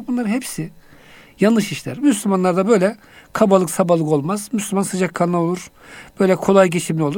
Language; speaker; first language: Turkish; native; Turkish